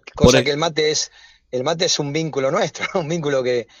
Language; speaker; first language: Spanish; native; Spanish